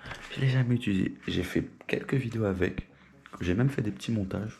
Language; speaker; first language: French; native; French